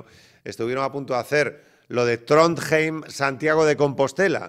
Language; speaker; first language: Spanish; native; Spanish